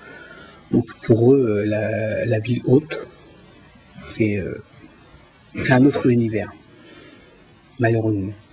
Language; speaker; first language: French; early bilingual, other home language; Turkish